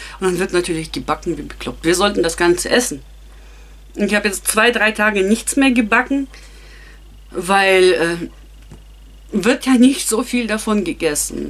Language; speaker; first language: German; non-native, fluent; Russian